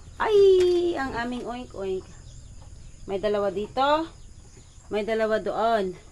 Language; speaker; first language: Filipino; non-native, local second language; Iloko